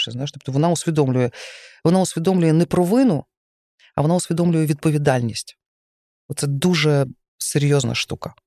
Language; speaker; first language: Ukrainian; native; Ukrainian